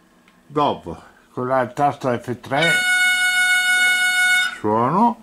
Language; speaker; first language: Italian; native; Italian